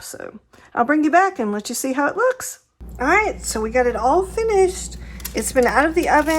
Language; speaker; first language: English; native; English